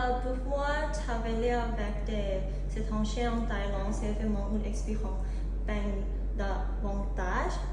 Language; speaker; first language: French; non-native, learner; Thai